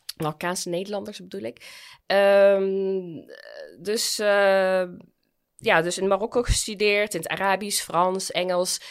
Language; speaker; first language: Dutch; early bilingual, other home language; Arabic